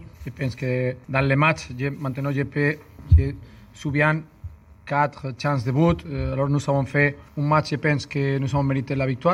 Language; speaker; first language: French; non-native, learner; Spanish